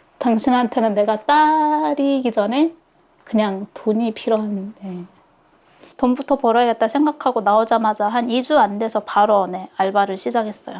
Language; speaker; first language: Korean; native; Korean